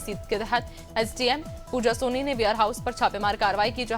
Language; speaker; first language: Hindi; native; Hindi